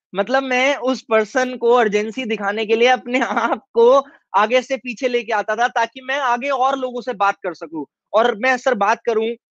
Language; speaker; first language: Hindi; native; Hindi